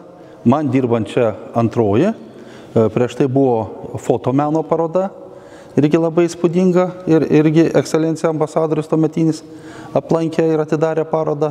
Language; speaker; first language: Lithuanian; native; Lithuanian